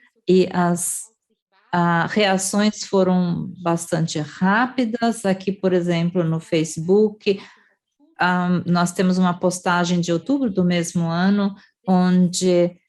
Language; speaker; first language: Portuguese; non-native, fluent; German